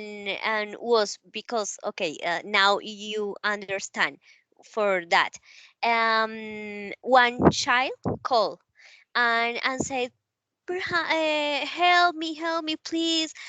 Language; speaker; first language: English; non-native, learner; Spanish